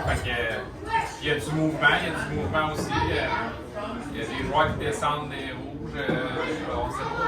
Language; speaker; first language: French; native; French